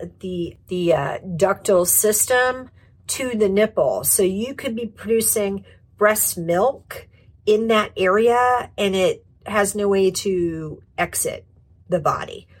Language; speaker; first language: English; native; English